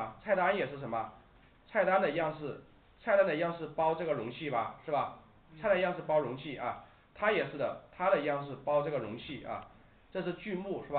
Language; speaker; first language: Chinese; native; Chinese